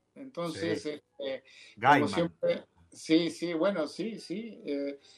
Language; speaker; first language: Spanish; native; Spanish